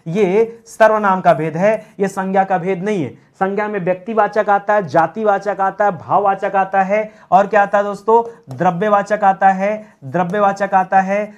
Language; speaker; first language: Hindi; native; Hindi